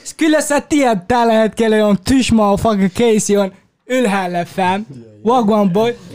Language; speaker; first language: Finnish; non-native, learner; Kurdish